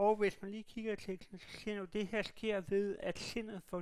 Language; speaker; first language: Danish; native; Danish